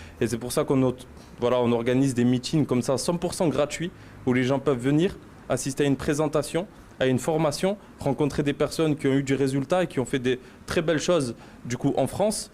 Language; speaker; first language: French; native; French